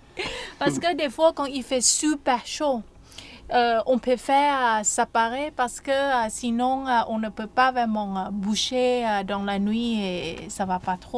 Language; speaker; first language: French; non-native, learner; Thai